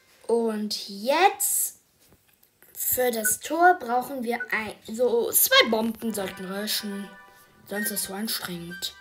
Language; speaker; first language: German; early bilingual, other home language; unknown